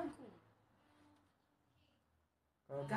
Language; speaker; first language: Korean; non-native, learner; Filipino